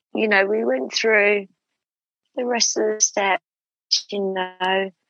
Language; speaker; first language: English; native; English